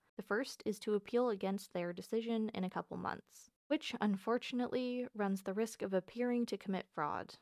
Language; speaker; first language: English; native; English